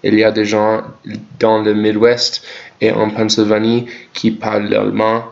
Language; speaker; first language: French; non-native, learner; English